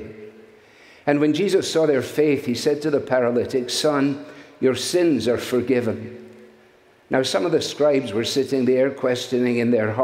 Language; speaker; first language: English; native; English